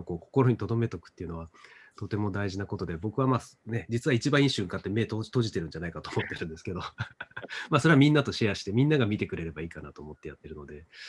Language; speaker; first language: Japanese; native; Japanese